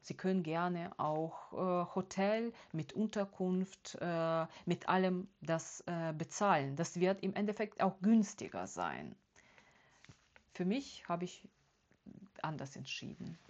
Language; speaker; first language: German; non-native, fluent; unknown